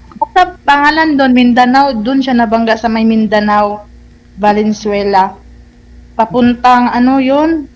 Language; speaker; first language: Filipino; non-native, local second language; Cebuano